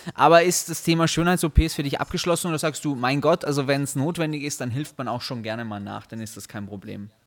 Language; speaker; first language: German; native; German